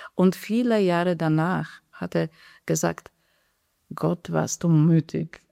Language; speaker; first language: German; non-native, fluent; Polish